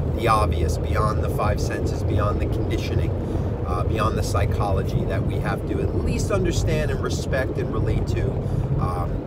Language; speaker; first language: English; native; English